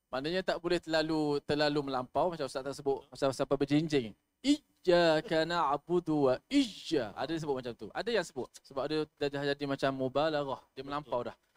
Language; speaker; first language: Malay; native; Malay